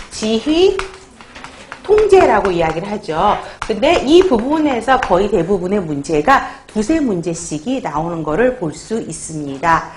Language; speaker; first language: Korean; native; Korean